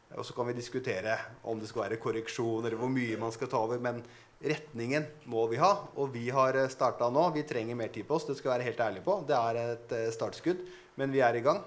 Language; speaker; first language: Norwegian; native; Norwegian